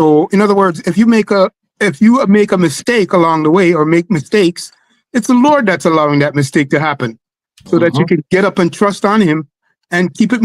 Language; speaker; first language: English; native; English